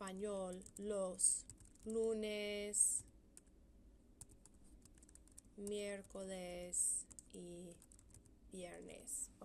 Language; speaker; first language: Spanish; non-native, fluent; English